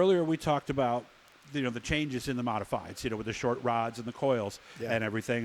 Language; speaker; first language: English; native; English